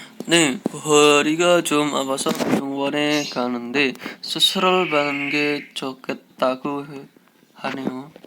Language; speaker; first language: Korean; non-native, fluent; Indonesian